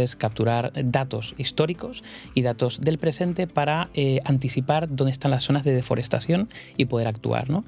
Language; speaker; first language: Spanish; native; Spanish